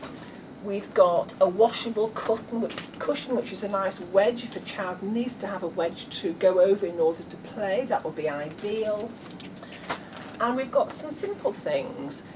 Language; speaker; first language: English; native; English